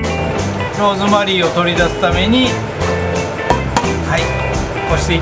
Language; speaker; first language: Japanese; native; Japanese